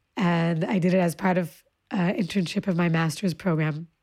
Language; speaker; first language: English; early bilingual, other home language; Hebrew